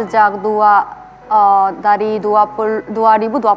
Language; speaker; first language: Indonesian; non-native, fluent; Korean